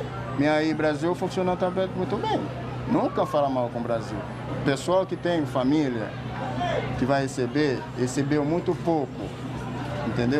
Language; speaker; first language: Portuguese; non-native, learner; Haitian Creole